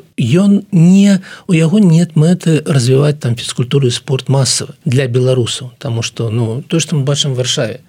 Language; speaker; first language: Belarusian; non-native, local second language; Russian